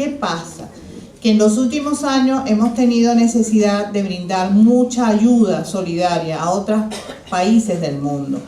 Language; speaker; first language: Spanish; native; Spanish